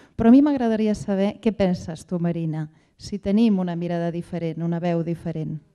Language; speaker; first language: Catalan; native; Catalan